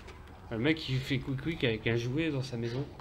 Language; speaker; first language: French; native; French